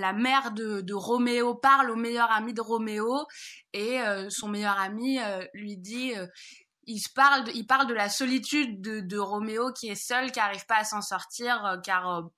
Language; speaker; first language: French; native; French